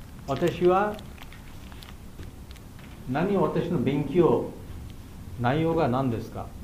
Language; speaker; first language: Japanese; non-native, learner; Bangla